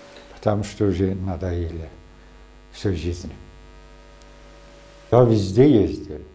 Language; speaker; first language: Russian; non-native, learner; Azerbaijani